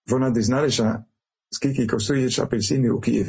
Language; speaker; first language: Ukrainian; non-native, learner; French